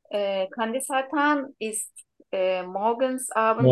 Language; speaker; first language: German; non-native, learner; Turkish